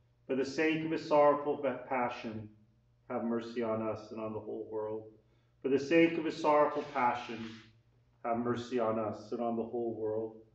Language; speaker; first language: English; native; English